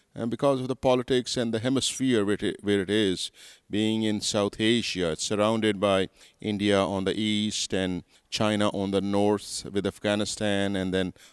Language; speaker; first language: English; non-native, local second language; Urdu